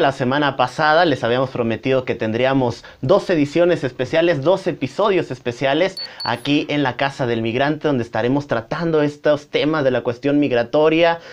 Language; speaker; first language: Spanish; native; Spanish